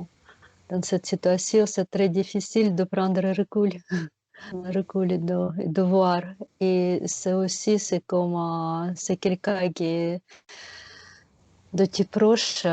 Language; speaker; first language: French; non-native, fluent; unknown